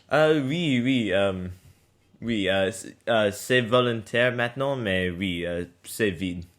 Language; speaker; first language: French; non-native, learner; English